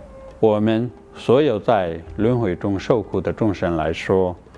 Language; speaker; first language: Chinese; non-native, fluent; Tibetan